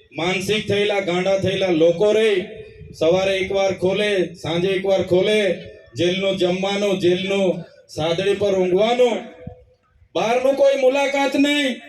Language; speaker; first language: Gujarati; non-native, local second language; Vasavi